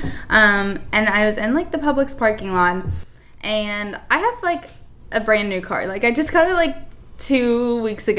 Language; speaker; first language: English; native; English